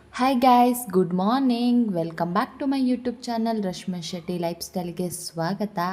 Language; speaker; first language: Kannada; non-native, local second language; Tulu